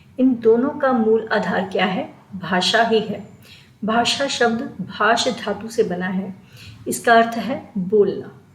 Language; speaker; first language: Hindi; native; Hindi